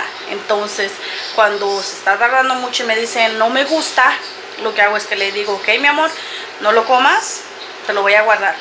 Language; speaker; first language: Spanish; native; Spanish